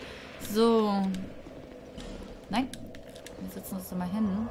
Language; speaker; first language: German; native; German